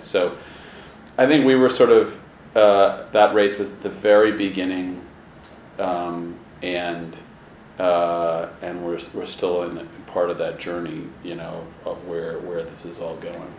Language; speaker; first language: English; native; English